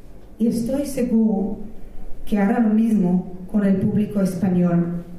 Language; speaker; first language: Spanish; non-native, fluent; Hebrew